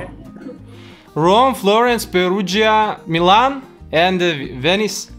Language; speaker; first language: English; non-native, learner; Russian